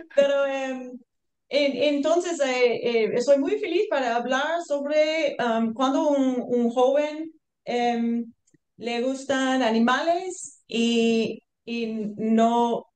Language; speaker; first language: Spanish; non-native, learner; English